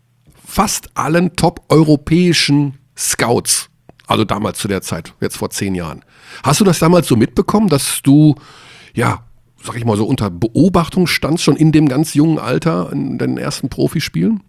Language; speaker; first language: German; native; German